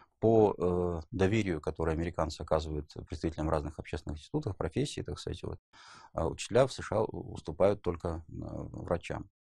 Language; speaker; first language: Russian; native; Russian